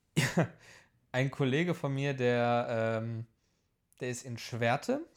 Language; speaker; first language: German; early bilingual, heritage; Polish